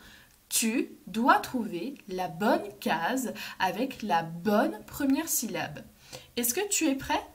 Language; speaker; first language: French; native; French